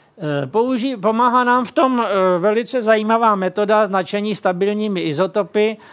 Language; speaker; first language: Czech; native; Czech